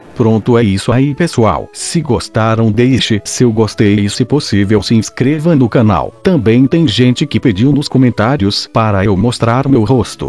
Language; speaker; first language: Portuguese; native; Portuguese